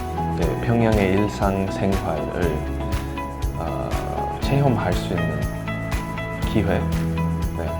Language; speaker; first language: Korean; non-native, fluent; English